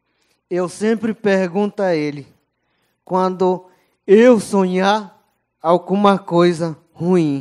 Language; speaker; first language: Portuguese; non-native, local second language; Yanomámi